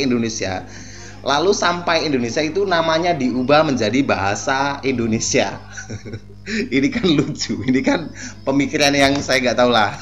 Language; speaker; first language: Indonesian; native; Indonesian